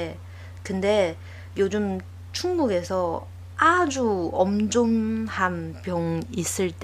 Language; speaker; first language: Korean; non-native, learner; Chinese